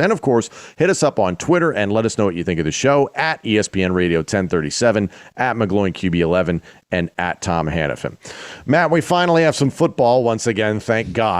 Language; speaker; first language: English; native; English